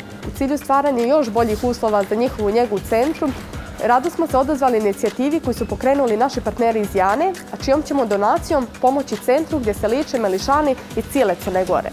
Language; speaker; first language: Croatian; native; Croatian